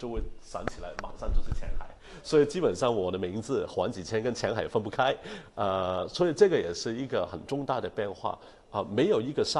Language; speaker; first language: Chinese; non-native, local second language; Cantonese